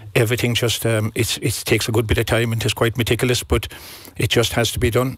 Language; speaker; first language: English; native; English